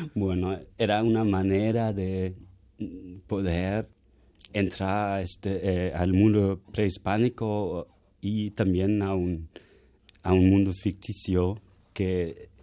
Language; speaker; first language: Spanish; non-native, fluent; German